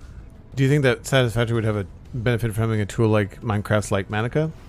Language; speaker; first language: English; native; English